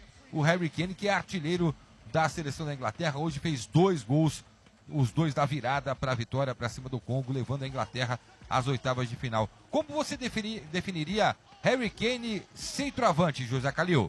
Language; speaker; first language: Portuguese; native; Portuguese